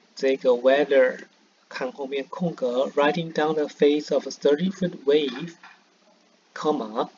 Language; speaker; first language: English; non-native, fluent; Chinese